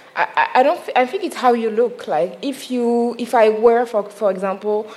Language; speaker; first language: English; non-native, fluent; French